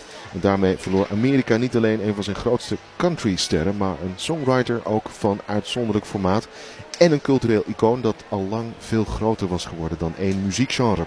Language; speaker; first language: Dutch; native; Dutch